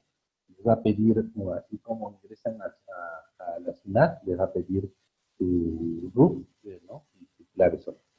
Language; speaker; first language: Spanish; native; Spanish